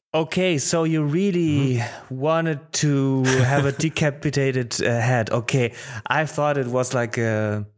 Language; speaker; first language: English; non-native, fluent; Polish